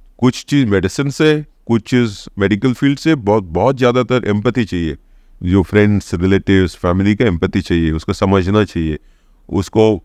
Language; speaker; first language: Hindi; non-native, local second language; Odia